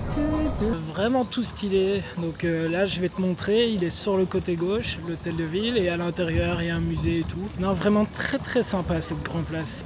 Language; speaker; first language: French; native; French